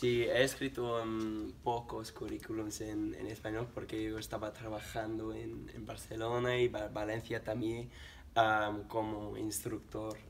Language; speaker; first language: Spanish; non-native, learner; English